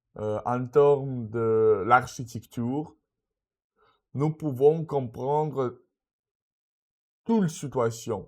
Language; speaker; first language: French; non-native, learner; Russian